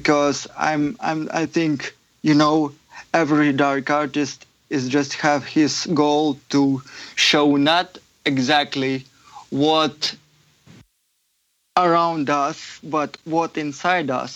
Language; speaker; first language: English; non-native, fluent; Ukrainian